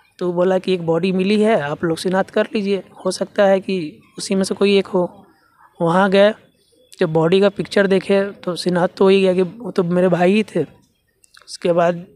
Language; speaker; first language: Hindi; native; Hindi